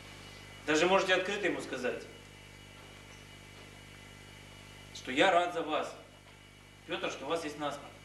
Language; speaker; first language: Russian; native; Russian